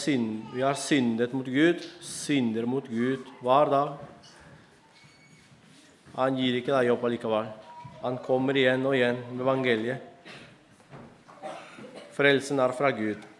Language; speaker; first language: Norwegian; non-native, fluent; Spanish